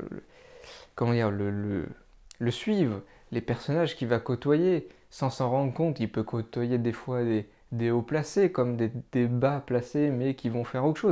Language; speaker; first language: French; native; French